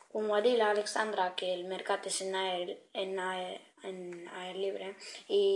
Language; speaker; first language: Catalan; non-native, learner; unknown